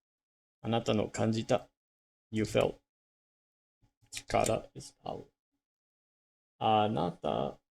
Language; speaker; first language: Japanese; non-native, learner; English